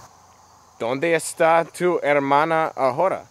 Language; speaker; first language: Spanish; non-native, learner; English